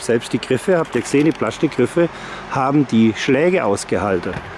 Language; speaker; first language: German; native; German